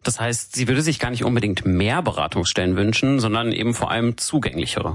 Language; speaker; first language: German; native; German